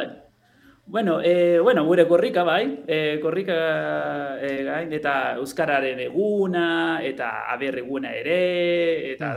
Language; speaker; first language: Basque; non-native, learner; Spanish